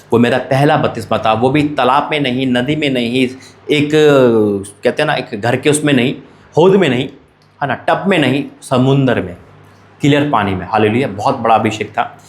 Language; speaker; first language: Hindi; native; Hindi